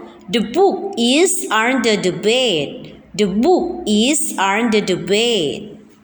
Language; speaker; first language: English; non-native, fluent; Thai